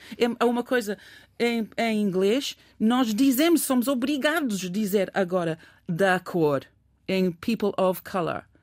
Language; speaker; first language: Portuguese; non-native, fluent; English